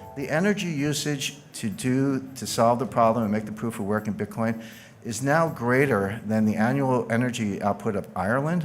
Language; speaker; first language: English; native; English